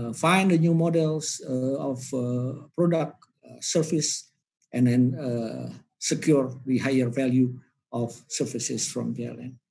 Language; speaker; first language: English; non-native, fluent; Indonesian